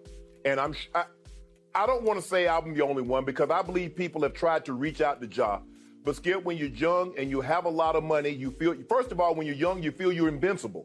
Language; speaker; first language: English; native; English